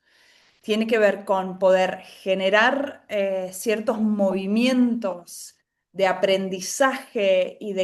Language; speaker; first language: Spanish; native; Spanish